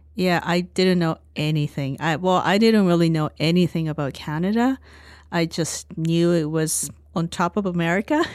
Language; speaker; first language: English; non-native, fluent; Japanese